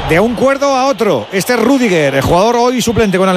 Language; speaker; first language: Spanish; native; Spanish